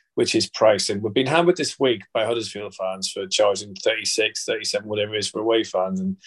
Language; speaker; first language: English; native; English